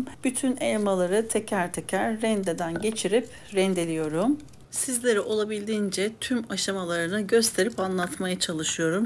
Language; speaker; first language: Turkish; native; Turkish